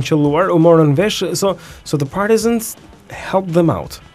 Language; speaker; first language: English; non-native, fluent; Albanian